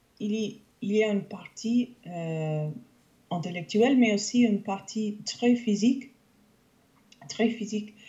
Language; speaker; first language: French; non-native, fluent; English